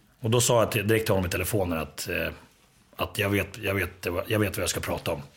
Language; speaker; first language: Swedish; early bilingual, other home language; Finnish